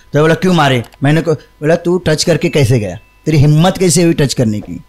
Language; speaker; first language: Hindi; non-native, local second language; Marathi